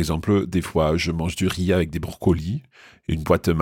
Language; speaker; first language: French; non-native, fluent; English